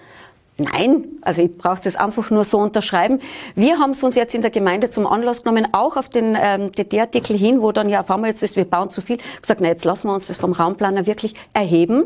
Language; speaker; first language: German; native; German